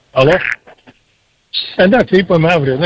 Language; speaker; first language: Greek; early bilingual, heritage; Greek